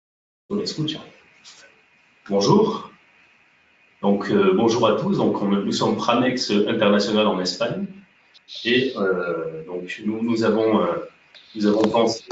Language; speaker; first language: French; native; French